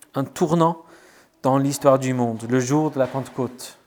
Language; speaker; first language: French; non-native, fluent; English